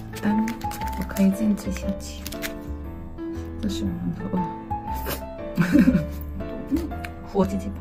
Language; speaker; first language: Chinese; non-native, fluent; Korean